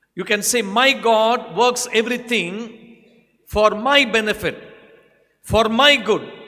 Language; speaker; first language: English; non-native, local second language; Tamil